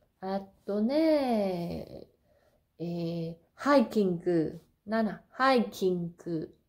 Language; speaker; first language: Japanese; non-native, fluent; Cantonese